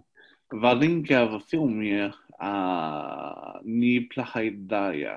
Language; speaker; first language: Russian; non-native, learner; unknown